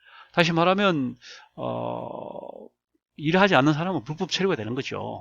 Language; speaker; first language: Korean; native; Korean